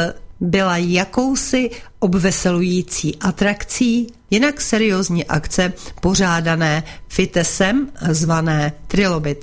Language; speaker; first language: Czech; native; Czech